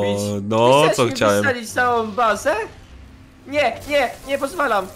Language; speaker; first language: Polish; native; Polish